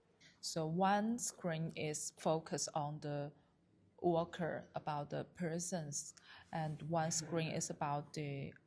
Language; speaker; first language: English; non-native, learner; Chinese